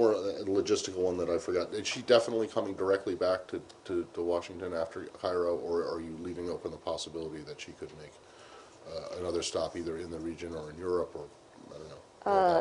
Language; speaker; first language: English; native; English